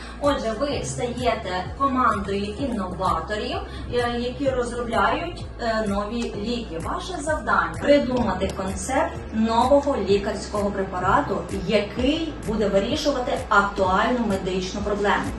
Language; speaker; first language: Ukrainian; native; Ukrainian